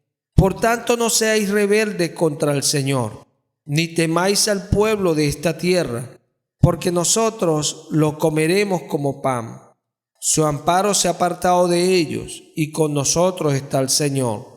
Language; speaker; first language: Spanish; native; Spanish